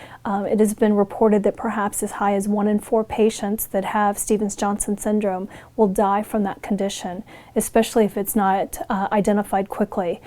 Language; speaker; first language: English; native; English